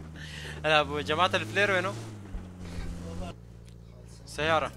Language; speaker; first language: Arabic; native; Arabic